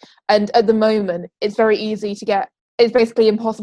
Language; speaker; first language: English; native; English